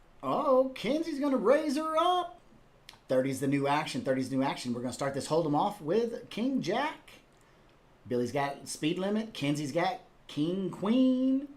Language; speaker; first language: English; native; English